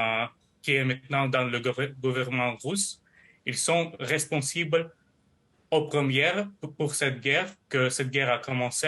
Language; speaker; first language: French; non-native, learner; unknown